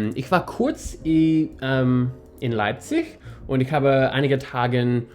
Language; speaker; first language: German; non-native, learner; English